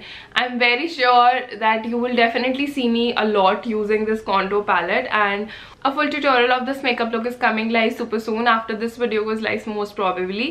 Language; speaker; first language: English; non-native, local second language; Hindi